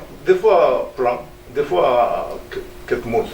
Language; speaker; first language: French; non-native, learner; Japanese